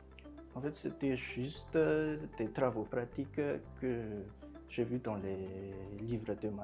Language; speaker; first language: French; non-native, local second language; Malagasy